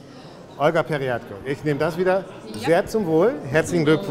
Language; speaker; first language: German; native; German